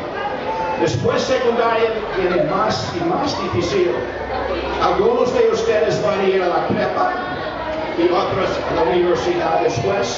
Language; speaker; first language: Spanish; non-native, fluent; English